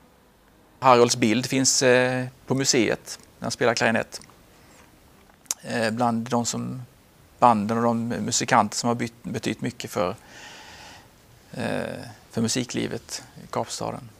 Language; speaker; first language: Swedish; native; Swedish